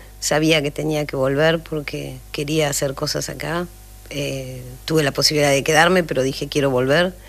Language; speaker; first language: Spanish; native; Spanish